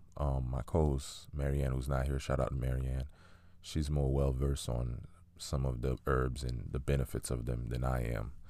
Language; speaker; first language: English; early bilingual, other home language; Haitian Creole